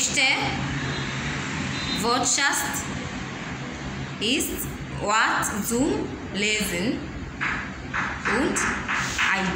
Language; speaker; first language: German; non-native, learner; English